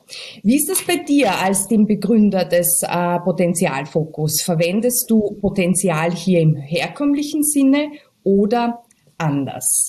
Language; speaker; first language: German; native; German